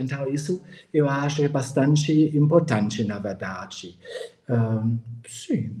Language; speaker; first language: Portuguese; non-native, fluent; German